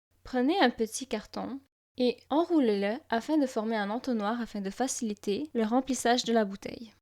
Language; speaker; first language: French; native; French